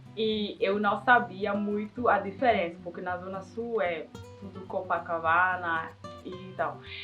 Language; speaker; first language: Portuguese; non-native, fluent; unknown